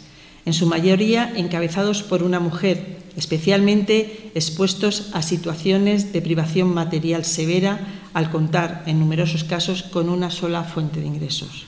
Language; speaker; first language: Spanish; native; Spanish